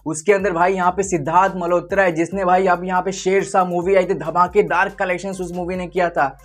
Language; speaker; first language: Hindi; native; Hindi